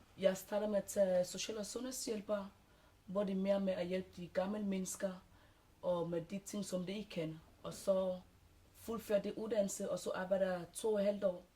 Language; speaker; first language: Danish; early bilingual, other home language; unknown